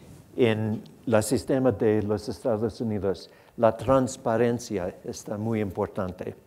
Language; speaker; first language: Spanish; non-native, fluent; English